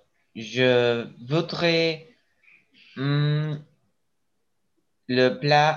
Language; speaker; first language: French; non-native, learner; Spanish